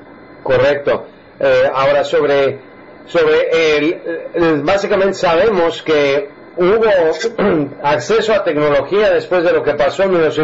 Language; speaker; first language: Spanish; native; Spanish